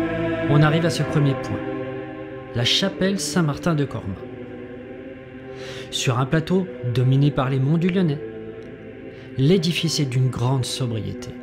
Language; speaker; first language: French; native; French